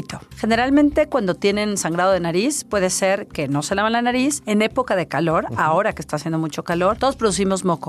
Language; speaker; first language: Spanish; native; Spanish